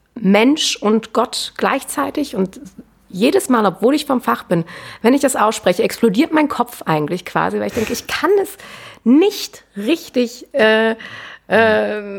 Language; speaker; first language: German; native; German